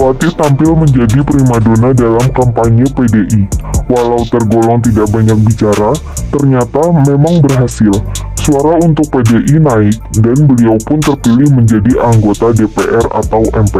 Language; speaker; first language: Indonesian; native; Indonesian